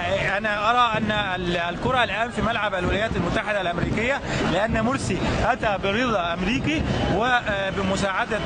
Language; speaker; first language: Arabic; native; Arabic